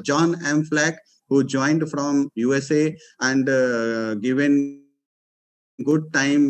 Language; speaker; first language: English; non-native, local second language; Hindi